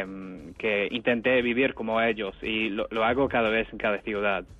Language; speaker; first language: Spanish; non-native, fluent; English